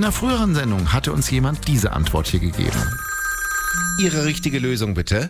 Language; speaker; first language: German; native; German